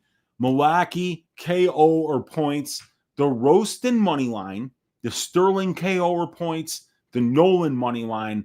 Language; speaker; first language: English; native; English